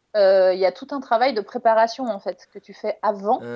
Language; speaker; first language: French; native; French